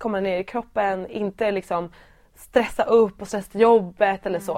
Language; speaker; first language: Swedish; native; Swedish